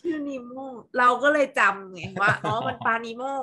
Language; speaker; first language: Thai; native; Thai